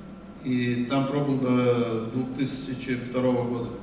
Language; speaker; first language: Russian; non-native, local second language; Lithuanian